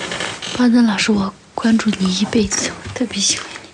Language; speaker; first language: Chinese; non-native, local second language; Tibetan